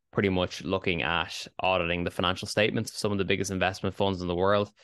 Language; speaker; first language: English; native; English